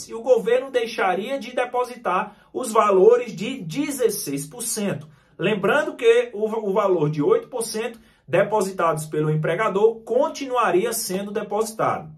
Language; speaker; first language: Portuguese; native; Portuguese